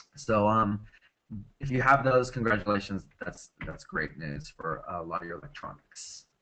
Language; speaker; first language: English; native; English